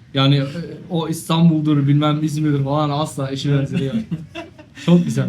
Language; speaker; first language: Turkish; native; Turkish